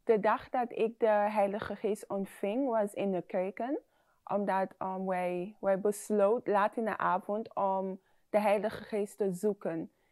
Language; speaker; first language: Dutch; non-native, fluent; English